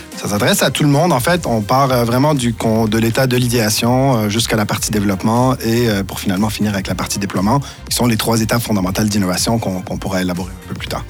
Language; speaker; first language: French; native; French